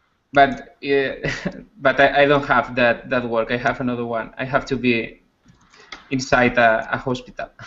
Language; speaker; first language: English; non-native, learner; Spanish